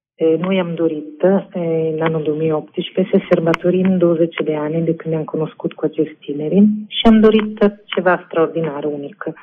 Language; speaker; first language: Romanian; non-native, fluent; Italian